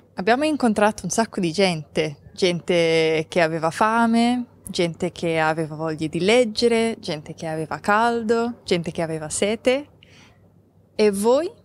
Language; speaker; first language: Italian; native; Italian